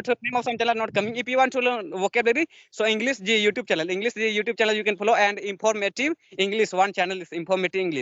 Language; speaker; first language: English; non-native, learner; Santali